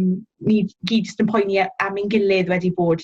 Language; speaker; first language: Welsh; native; Welsh